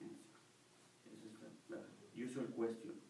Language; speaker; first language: English; non-native, learner; Spanish